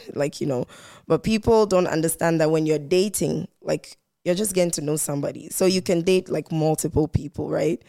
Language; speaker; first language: English; non-native, local second language; Ewe